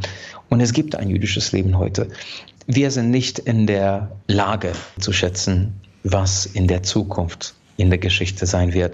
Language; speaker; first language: German; non-native, fluent; Hungarian